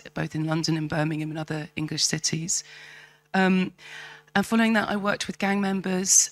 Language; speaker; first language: English; native; English